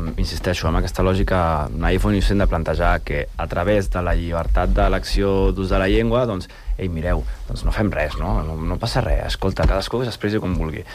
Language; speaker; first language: Catalan; early bilingual, other home language; Spanish